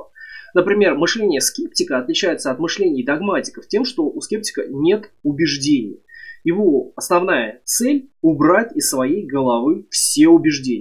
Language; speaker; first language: Russian; native; Russian